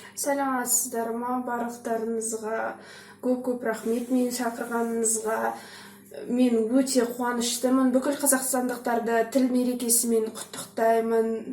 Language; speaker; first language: Kazakh; non-native, local second language; Russian